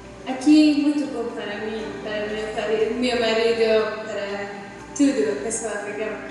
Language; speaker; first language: Portuguese; non-native, learner; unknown